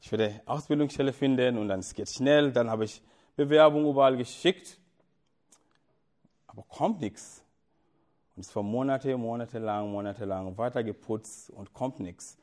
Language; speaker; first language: German; non-native, fluent; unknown